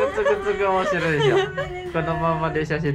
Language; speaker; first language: Japanese; non-native, learner; Indonesian